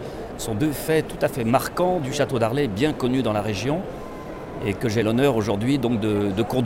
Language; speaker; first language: French; native; French